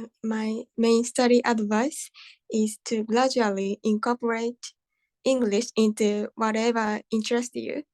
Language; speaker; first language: English; non-native, learner; Japanese